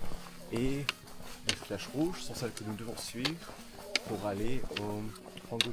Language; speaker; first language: French; non-native, fluent; English